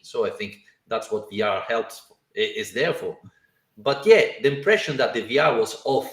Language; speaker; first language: English; non-native, fluent; Italian